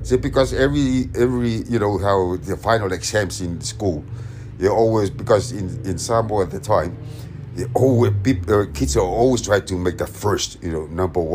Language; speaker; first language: English; non-native, fluent; Samoan